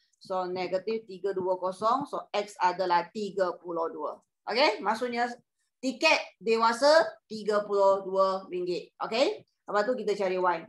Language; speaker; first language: Malay; non-native, local second language; Chinese